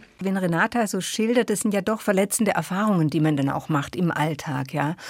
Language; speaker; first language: German; native; German